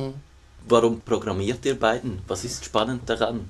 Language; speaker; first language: German; native; German